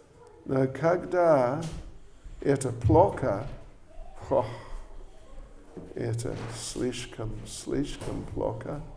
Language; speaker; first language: Russian; non-native, learner; English